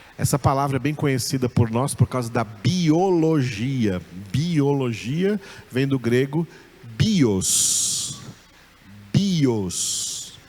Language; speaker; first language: Portuguese; native; Portuguese